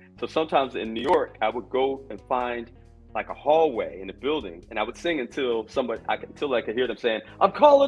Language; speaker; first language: English; native; English